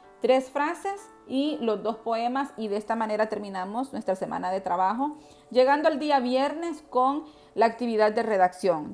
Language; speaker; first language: Spanish; native; Spanish